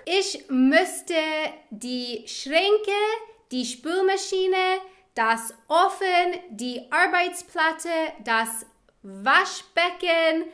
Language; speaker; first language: German; non-native, fluent; English